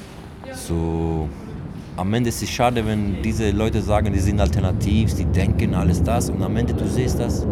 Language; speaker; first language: German; non-native, learner; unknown